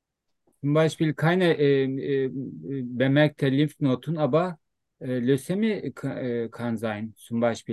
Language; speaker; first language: German; non-native, learner; Turkish